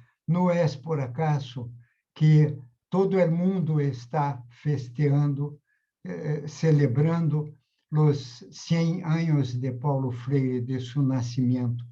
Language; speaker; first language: Spanish; non-native, fluent; Portuguese